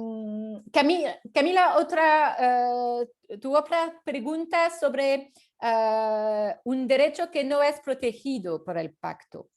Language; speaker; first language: Spanish; non-native, fluent; French